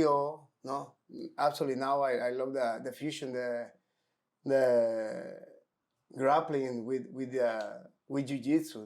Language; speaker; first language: English; non-native, learner; Spanish